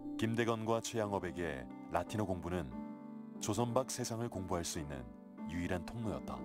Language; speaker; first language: Korean; native; Korean